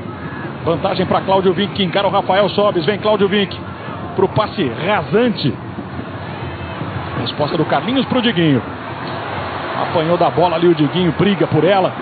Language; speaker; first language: Portuguese; native; Portuguese